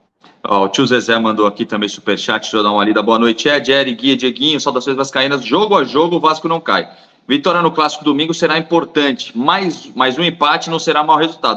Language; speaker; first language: Portuguese; native; Portuguese